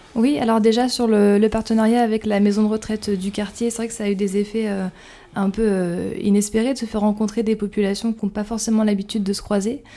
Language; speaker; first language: French; native; French